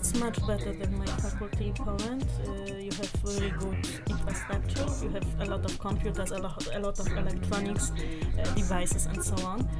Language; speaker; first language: English; non-native, learner; Polish